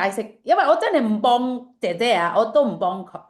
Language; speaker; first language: Cantonese; non-native, fluent; Indonesian